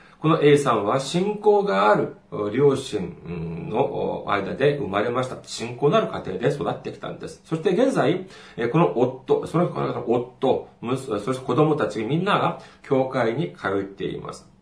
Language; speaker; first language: Japanese; non-native, fluent; Korean